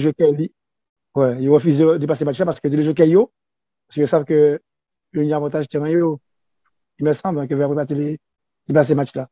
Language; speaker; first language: French; native; French